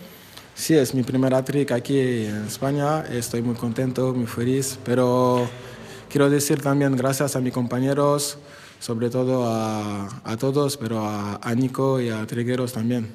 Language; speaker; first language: Spanish; non-native, fluent; French